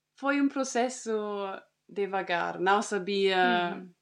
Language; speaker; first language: Portuguese; non-native, fluent; German